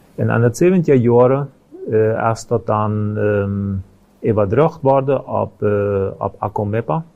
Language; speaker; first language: German; non-native, local second language; Plautdietsch